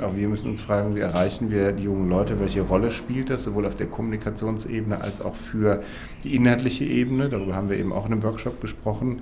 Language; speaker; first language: German; native; German